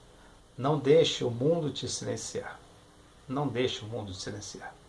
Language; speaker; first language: Portuguese; native; Portuguese